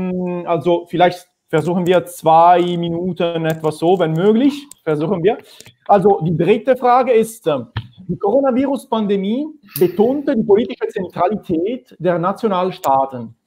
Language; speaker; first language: German; non-native, learner; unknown